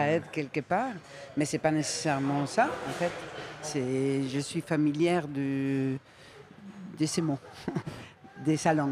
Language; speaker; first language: French; non-native, fluent; Spanish